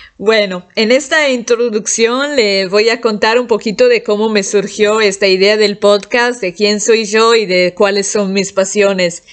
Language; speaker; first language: Spanish; non-native, fluent; Italian